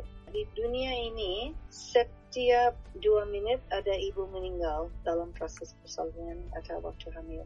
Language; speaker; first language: Indonesian; non-native, fluent; English